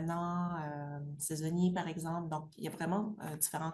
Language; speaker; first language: French; native; French